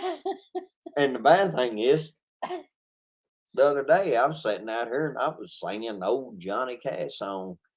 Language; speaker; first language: English; native; English